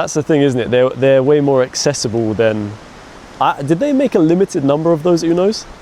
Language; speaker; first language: English; native; English